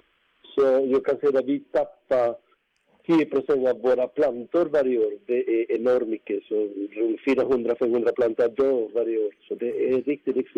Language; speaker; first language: Swedish; non-native, fluent; Spanish